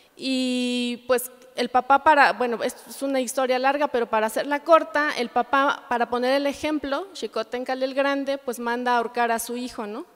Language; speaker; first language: Spanish; native; Spanish